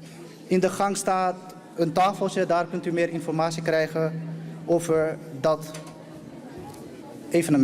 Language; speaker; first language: Dutch; early bilingual, other home language; Urdu